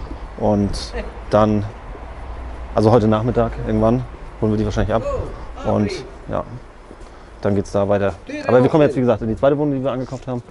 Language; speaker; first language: German; native; German